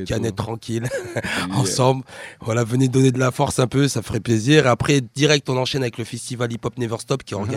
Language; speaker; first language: French; native; French